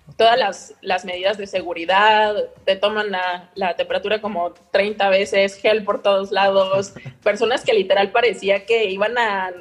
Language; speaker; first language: Spanish; native; Spanish